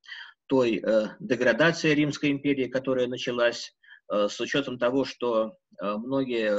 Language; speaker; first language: Russian; native; Russian